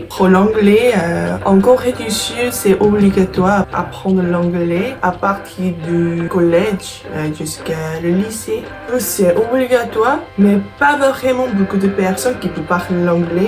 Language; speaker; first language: French; non-native, fluent; Korean